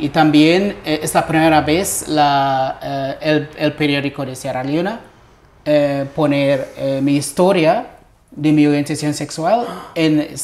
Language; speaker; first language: Spanish; non-native, learner; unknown